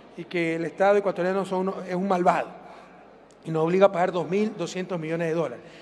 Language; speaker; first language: Spanish; native; Spanish